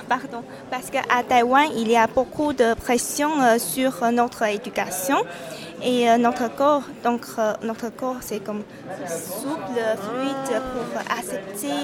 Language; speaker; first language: French; non-native, fluent; Chinese